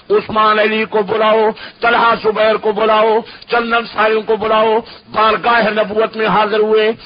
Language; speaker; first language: Urdu; non-native, local second language; Saraiki